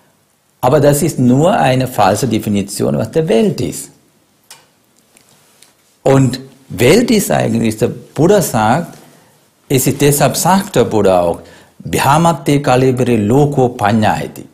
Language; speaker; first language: German; non-native, fluent; Sinhala